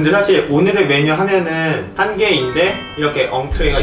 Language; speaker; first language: Korean; native; Korean